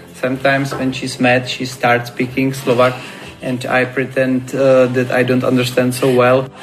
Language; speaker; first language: English; non-native, fluent; Slovak